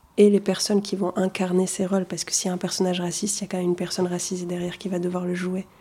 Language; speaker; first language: French; early bilingual, other home language; Arabic